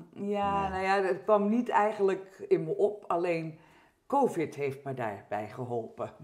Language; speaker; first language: Dutch; early bilingual, heritage; French